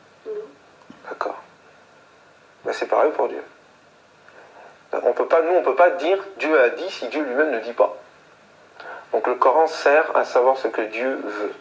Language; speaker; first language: French; native; French